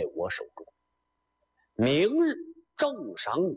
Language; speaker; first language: Chinese; native; Chinese